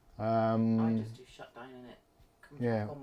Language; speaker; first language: English; native; English